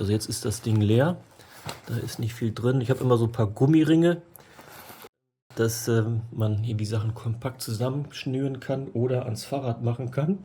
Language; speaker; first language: German; native; German